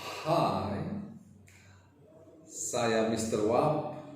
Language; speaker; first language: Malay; non-native, fluent; English